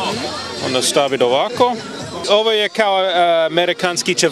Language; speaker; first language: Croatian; non-native, learner; English